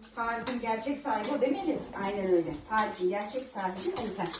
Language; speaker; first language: Turkish; early bilingual, heritage; Turkish